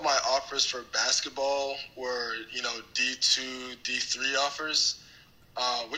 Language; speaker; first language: English; native; English